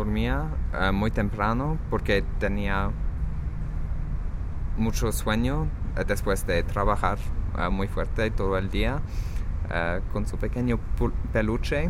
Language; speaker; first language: Spanish; non-native, fluent; English